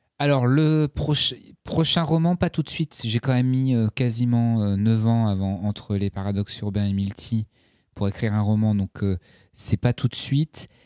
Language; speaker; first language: French; native; French